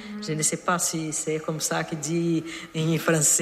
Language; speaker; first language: French; non-native, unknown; Portuguese